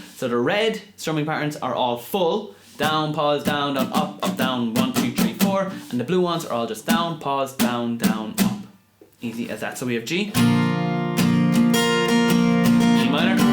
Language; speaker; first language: English; native; English